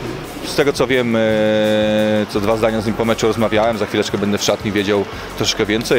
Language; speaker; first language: Polish; native; Polish